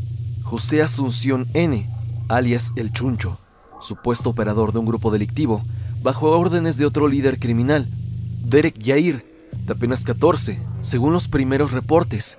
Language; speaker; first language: Spanish; native; Spanish